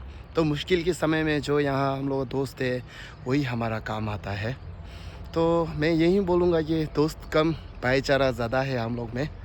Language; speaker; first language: Hindi; non-native, local second language; Tibetan